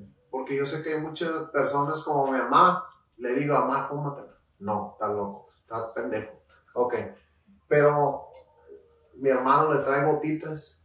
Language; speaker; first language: Spanish; early bilingual, heritage; Spanish